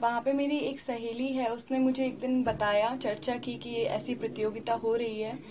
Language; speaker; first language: Hindi; native; Hindi